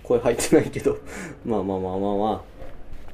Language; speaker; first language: Japanese; native; Japanese